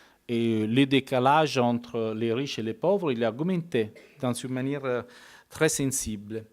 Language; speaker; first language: French; non-native, fluent; Italian